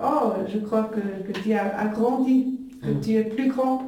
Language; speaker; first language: French; non-native, fluent; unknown